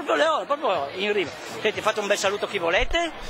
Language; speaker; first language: Italian; native; Italian